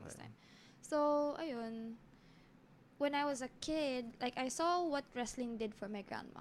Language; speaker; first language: English; non-native, local second language; Filipino